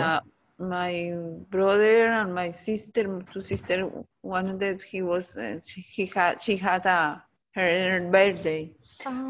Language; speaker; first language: English; non-native, learner; Spanish